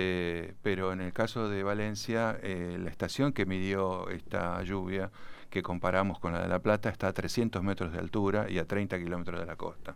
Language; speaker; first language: Spanish; native; Spanish